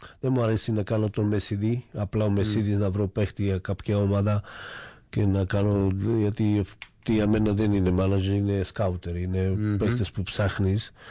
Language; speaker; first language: Greek; non-native, fluent; Slovak